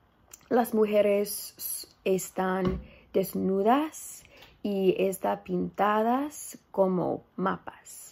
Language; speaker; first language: Spanish; non-native, learner; English